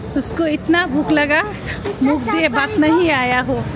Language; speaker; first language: Hindi; non-native, learner; Bangla